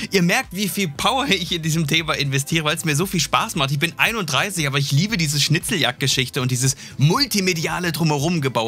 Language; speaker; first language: German; native; German